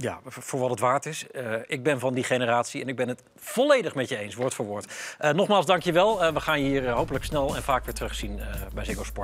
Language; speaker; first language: Dutch; native; Dutch